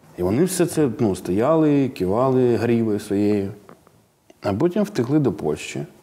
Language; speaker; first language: Ukrainian; non-native, local second language; Russian